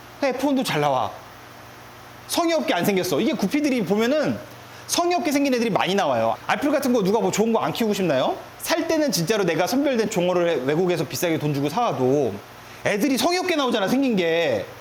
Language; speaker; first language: Korean; native; Korean